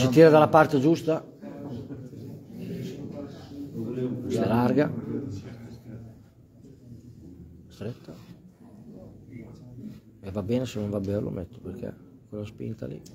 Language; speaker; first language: Italian; native; Italian